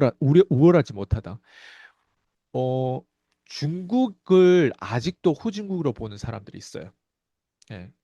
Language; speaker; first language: Korean; non-native, fluent; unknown